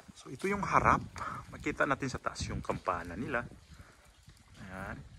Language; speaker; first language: Filipino; native; Filipino